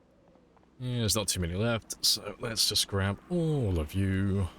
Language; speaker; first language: English; native; English